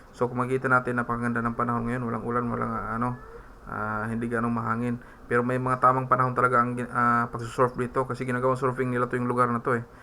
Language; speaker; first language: Filipino; non-native, local second language; Waray